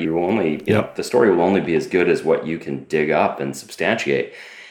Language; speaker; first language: English; native; English